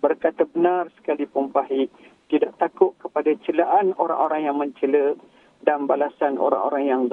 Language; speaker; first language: Malay; native; Malay